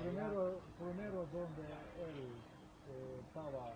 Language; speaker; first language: Italian; non-native, learner; Slovenian